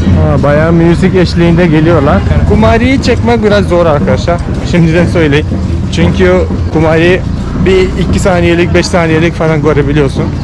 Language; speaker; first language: Turkish; non-native, fluent; Hindi